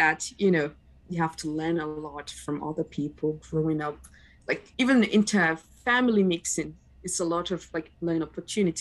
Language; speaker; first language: English; non-native, local second language; Igbo